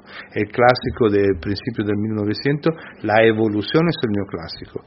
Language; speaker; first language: Spanish; non-native, fluent; Italian